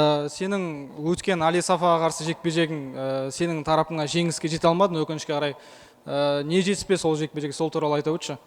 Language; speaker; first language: Kazakh; native; Kazakh